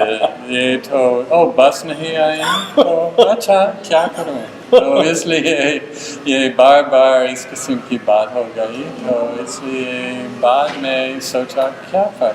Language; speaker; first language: Hindi; non-native, fluent; English